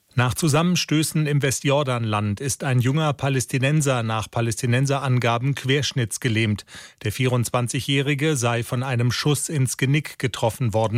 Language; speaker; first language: German; native; German